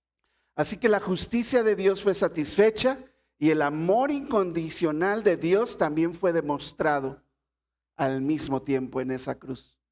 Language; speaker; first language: Spanish; native; Spanish